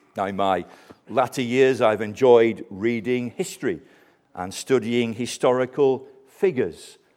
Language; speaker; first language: English; native; English